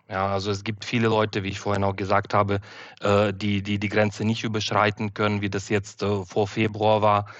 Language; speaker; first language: German; non-native, fluent; Ukrainian